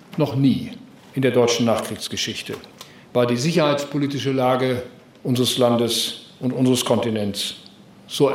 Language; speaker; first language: German; native; German